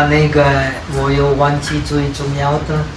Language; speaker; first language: Chinese; non-native, learner; Czech